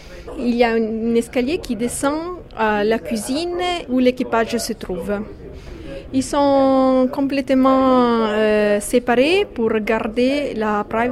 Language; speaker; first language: French; non-native, fluent; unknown